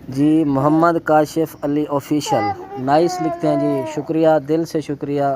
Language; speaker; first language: Urdu; non-native, local second language; Saraiki